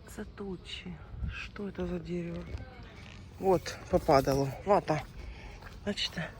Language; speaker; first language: Ukrainian; non-native, local second language; Russian